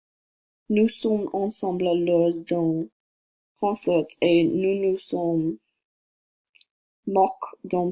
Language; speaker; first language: French; non-native, learner; English